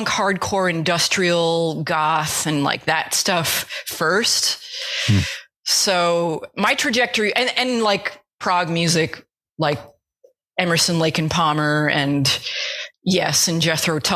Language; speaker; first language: English; native; English